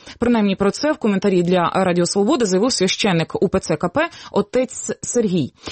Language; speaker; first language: Ukrainian; native; Ukrainian